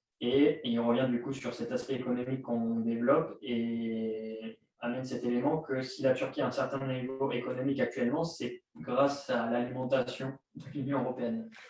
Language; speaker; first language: French; native; French